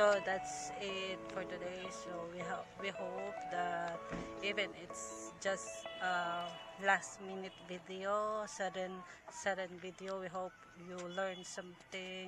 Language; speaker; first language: English; non-native, local second language; Filipino